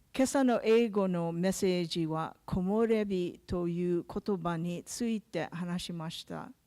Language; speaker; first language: Japanese; non-native, learner; English